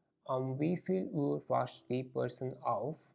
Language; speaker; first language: German; non-native, learner; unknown